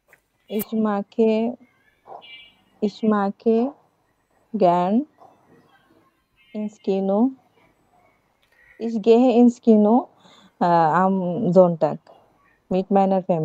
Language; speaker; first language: German; non-native, learner; Bangla